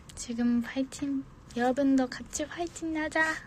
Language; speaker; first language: Korean; non-native, fluent; Japanese